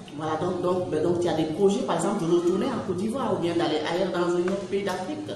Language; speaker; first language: French; non-native, local second language; Wolof